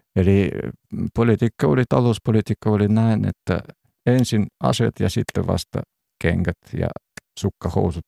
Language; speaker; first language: Finnish; non-native, fluent; Russian